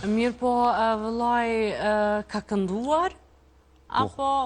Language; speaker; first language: Albanian; native; Albanian